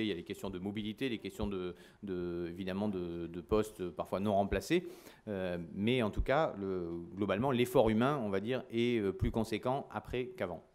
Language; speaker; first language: French; native; French